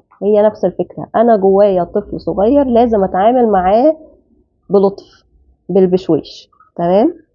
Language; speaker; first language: Arabic; native; Arabic